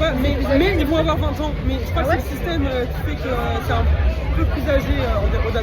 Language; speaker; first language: French; native; French